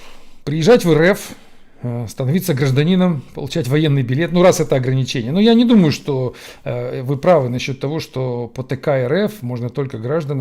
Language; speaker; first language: Russian; native; Russian